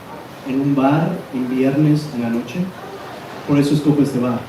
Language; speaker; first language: Spanish; native; Spanish